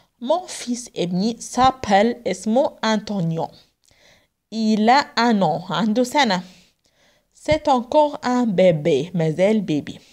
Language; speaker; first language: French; non-native, fluent; Arabic